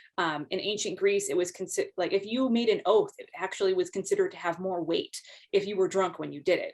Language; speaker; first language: English; native; English